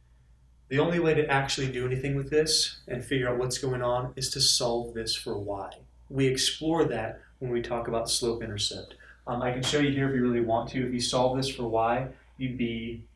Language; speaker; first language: English; native; English